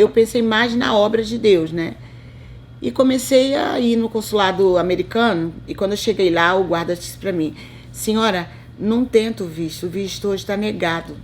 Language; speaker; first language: Portuguese; native; Portuguese